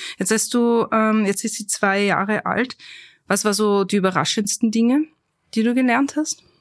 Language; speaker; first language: German; native; German